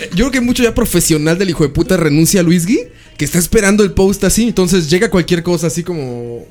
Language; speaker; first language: Spanish; native; Spanish